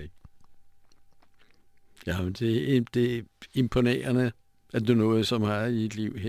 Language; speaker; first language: Danish; non-native, fluent; Polish